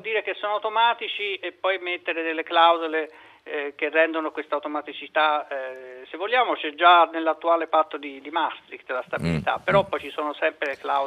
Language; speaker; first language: Italian; native; Italian